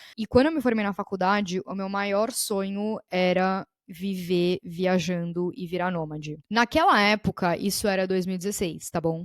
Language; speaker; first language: Portuguese; native; Portuguese